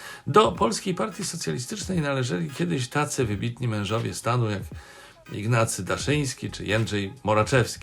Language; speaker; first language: Polish; native; Polish